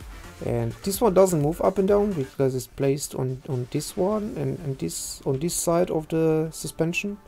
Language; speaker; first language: English; non-native, fluent; German